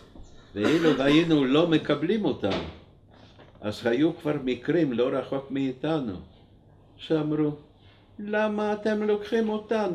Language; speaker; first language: Hebrew; non-native, fluent; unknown